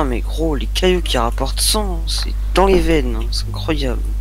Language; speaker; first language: French; native; French